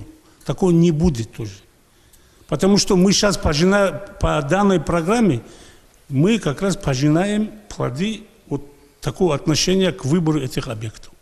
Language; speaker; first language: Russian; native; Russian